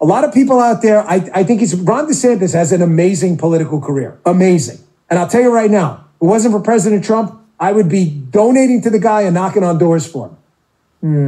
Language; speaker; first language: English; native; English